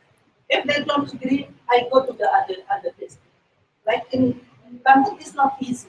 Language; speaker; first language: English; non-native, learner; Indonesian